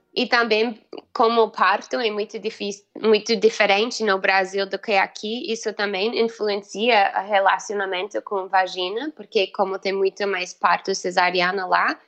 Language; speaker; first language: Portuguese; non-native, fluent; English